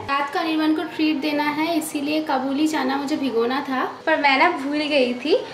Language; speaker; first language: Hindi; non-native, local second language; Bangla